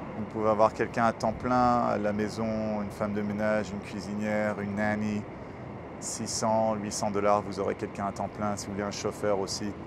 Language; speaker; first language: French; native; French